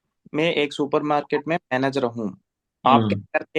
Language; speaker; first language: Hindi; non-native, learner; Telugu